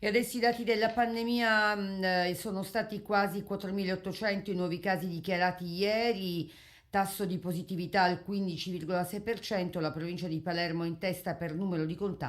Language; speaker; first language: Italian; native; Italian